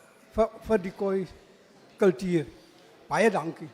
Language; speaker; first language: Afrikaans; non-native, local second language; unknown